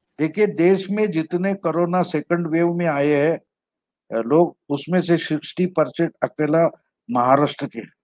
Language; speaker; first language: Hindi; non-native, local second language; Marathi